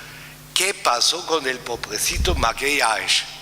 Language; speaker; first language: Spanish; non-native, fluent; German